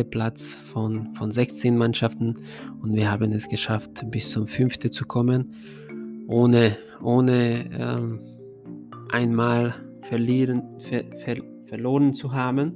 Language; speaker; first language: German; non-native, fluent; Hungarian